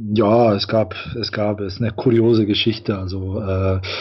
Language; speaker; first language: German; non-native, fluent; Bosnian